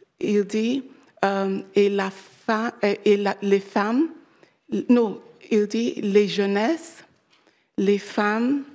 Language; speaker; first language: French; non-native, learner; English